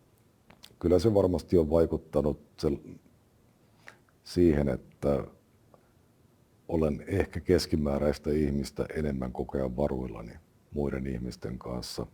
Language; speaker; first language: Finnish; native; Finnish